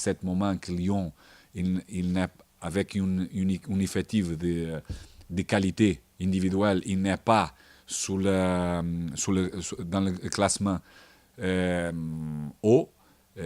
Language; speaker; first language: French; non-native, learner; Portuguese